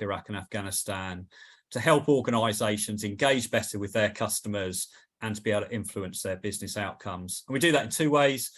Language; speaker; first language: English; native; English